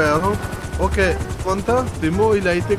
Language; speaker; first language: French; native; French